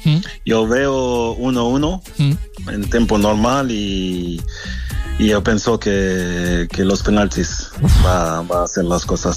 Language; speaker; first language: Spanish; non-native, fluent; French